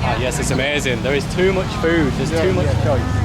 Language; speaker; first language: English; native; English